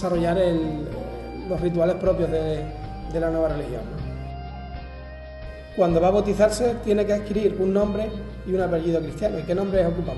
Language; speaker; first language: Spanish; native; Spanish